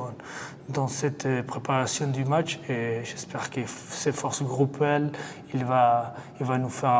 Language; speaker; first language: French; non-native, fluent; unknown